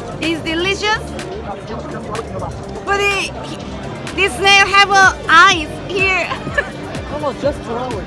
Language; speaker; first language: English; non-native, learner; Korean